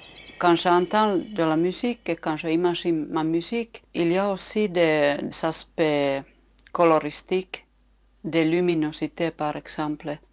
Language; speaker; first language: French; non-native, fluent; Finnish